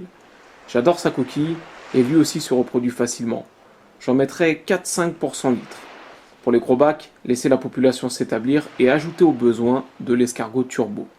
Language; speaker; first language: French; native; French